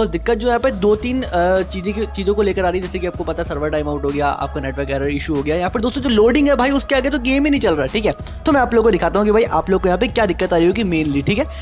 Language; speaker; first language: Hindi; native; Hindi